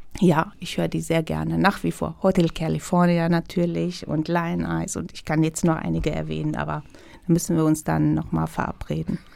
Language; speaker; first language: German; non-native, fluent; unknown